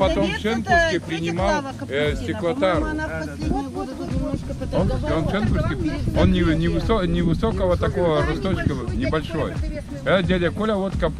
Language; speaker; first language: Russian; native; Russian